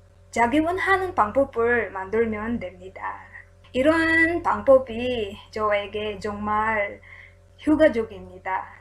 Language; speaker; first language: Korean; non-native, learner; Filipino